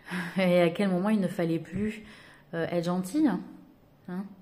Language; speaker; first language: French; native; French